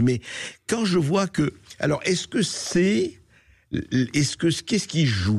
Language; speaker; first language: French; native; French